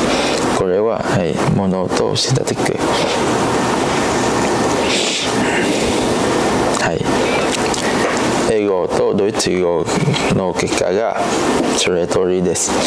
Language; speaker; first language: Japanese; non-native, learner; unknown